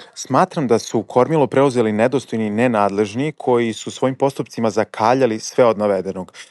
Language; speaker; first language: Serbian; native; Serbian